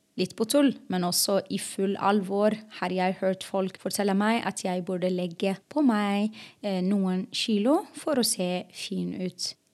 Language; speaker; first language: Norwegian; non-native, fluent; Arabic